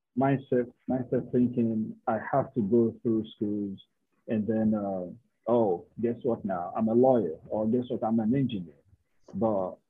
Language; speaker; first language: English; non-native, local second language; Yoruba